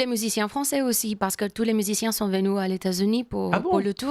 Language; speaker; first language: French; non-native, learner; English